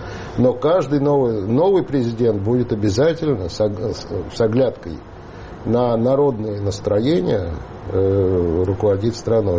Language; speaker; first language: Russian; native; Russian